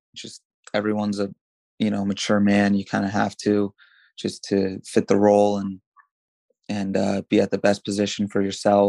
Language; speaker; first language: English; native; English